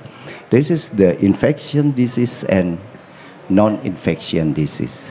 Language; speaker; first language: English; non-native, learner; Indonesian